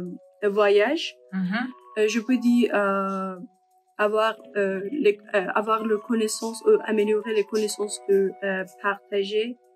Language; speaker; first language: French; non-native, learner; Persian